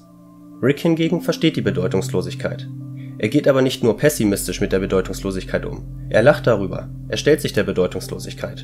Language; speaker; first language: German; native; German